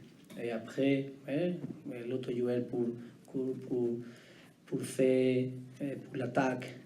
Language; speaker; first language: French; non-native, learner; Spanish